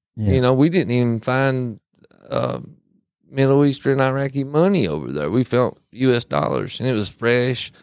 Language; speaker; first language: English; native; English